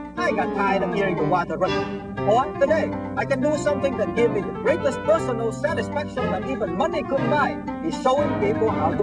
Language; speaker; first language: English; non-native, fluent; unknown